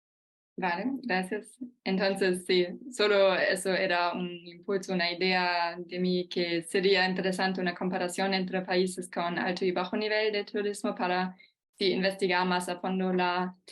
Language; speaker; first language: Spanish; non-native, fluent; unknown